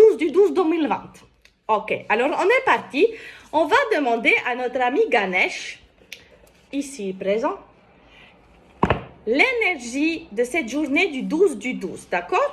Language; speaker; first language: French; native; French